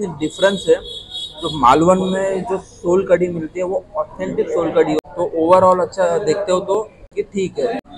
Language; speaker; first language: Hindi; non-native, local second language; Marathi